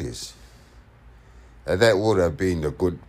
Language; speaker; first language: English; non-native, fluent; Samoan